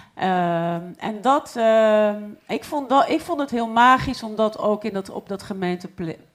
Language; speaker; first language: Dutch; non-native, fluent; Arabic